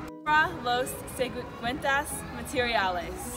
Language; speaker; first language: Spanish; non-native, learner; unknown